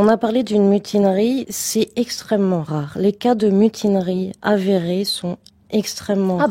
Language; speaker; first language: French; native; French